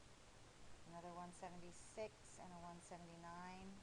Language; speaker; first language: English; native; English